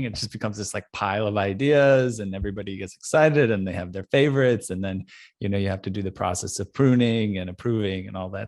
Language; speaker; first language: English; native; English